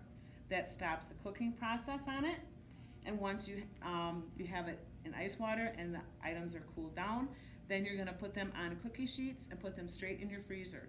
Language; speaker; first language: English; native; English